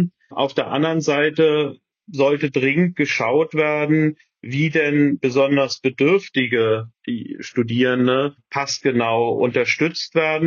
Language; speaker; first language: German; native; German